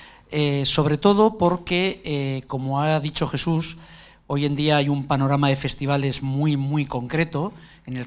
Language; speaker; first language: Spanish; native; Spanish